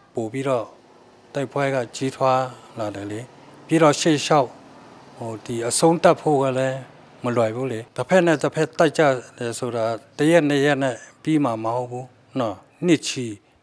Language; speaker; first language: Burmese; non-native, local second language; Shan